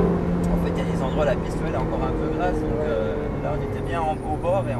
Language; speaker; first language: French; native; French